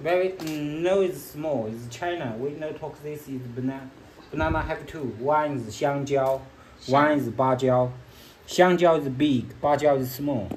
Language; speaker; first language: English; non-native, learner; Chinese